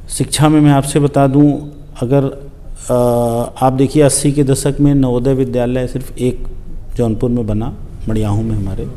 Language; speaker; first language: Hindi; native; Hindi